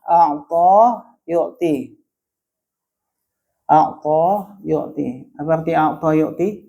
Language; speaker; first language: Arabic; non-native, fluent; Indonesian